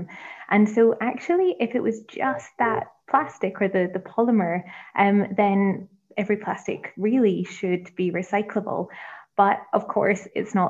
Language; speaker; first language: English; native; English